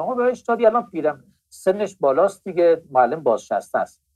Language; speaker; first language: Persian; native; Persian